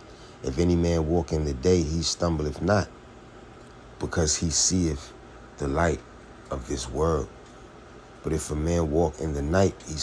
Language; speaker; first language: English; native; English